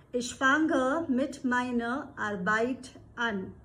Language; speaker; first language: German; non-native, fluent; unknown